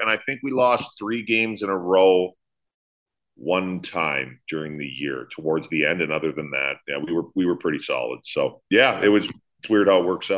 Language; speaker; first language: English; native; English